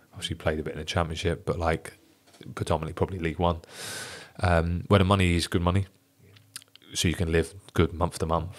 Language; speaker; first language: English; native; English